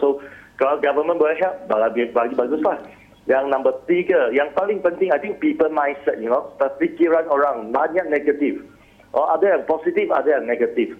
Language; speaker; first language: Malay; non-native, local second language; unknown